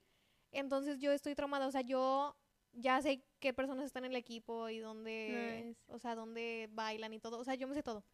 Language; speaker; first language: Spanish; native; Spanish